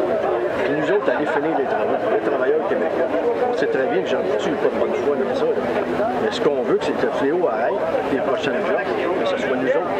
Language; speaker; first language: French; native; French